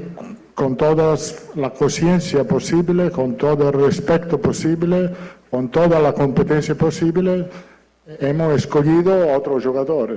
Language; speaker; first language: Portuguese; non-native, fluent; Italian